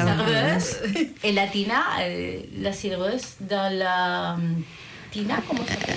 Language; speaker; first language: French; non-native, learner; Spanish